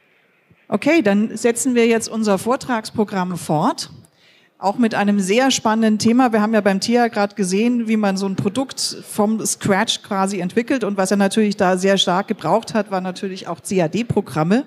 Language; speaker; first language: German; native; German